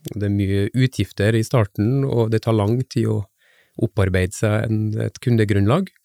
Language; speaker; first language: Norwegian; native; Norwegian